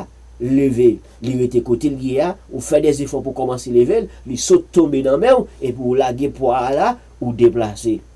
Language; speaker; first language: French; non-native, learner; Haitian Creole